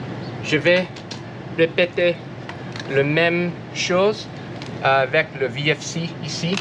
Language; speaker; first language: French; non-native, learner; English